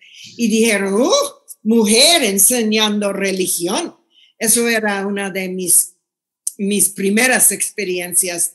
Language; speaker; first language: Spanish; non-native, fluent; English